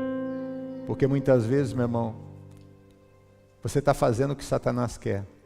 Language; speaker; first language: Portuguese; native; Portuguese